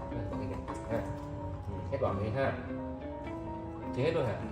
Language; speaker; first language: Vietnamese; native; Vietnamese